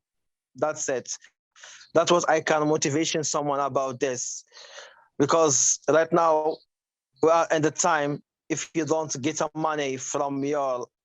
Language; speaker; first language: English; non-native, learner; Arabic